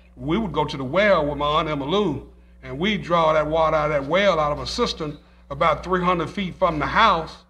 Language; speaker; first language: English; native; English